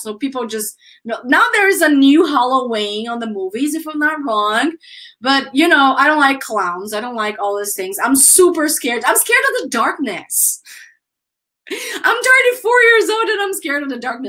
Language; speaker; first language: English; non-native, fluent; Portuguese